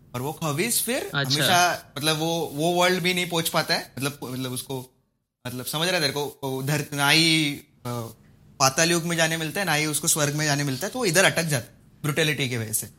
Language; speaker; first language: Hindi; non-native, local second language; Marathi